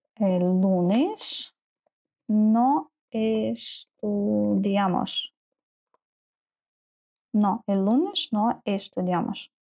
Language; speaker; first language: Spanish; non-native, learner; Ukrainian